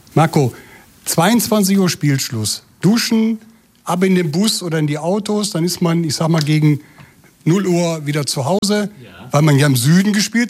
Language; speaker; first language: German; native; German